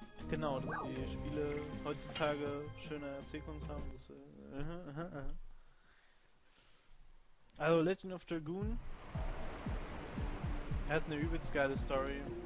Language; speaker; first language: German; native; German